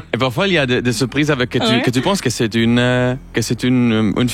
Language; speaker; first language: French; non-native, learner; Spanish